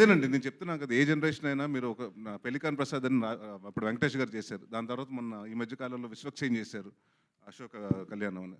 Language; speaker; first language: Telugu; native; Telugu